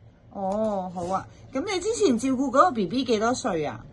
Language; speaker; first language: Cantonese; native; Cantonese